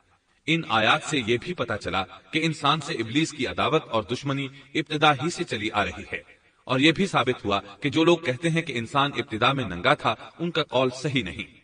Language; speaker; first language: Urdu; native; Urdu